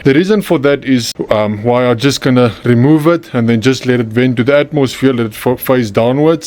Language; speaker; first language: English; non-native, local second language; Afrikaans